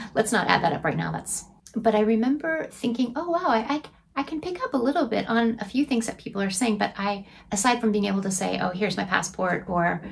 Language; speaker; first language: English; native; English